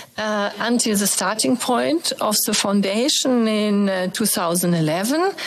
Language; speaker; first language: English; non-native, fluent; German